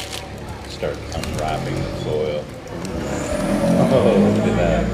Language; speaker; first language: English; native; English